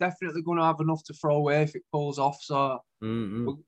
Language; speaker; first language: English; native; English